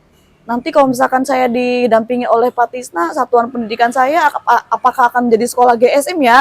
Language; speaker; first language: Indonesian; native; Indonesian